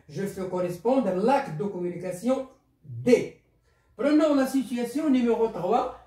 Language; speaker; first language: French; non-native, local second language; Arabic